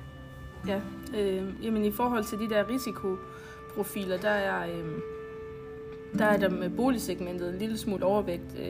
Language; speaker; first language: Danish; native; Danish